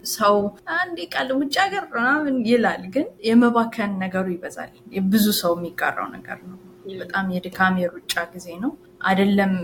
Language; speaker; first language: Amharic; native; Amharic